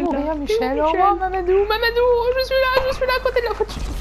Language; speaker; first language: French; native; French